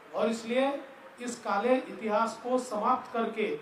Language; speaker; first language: Hindi; non-native, local second language; Marathi